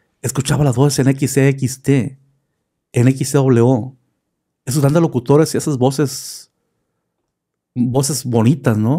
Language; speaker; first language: Spanish; native; Spanish